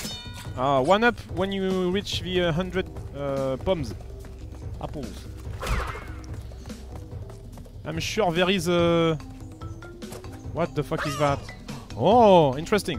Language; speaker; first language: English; non-native, fluent; French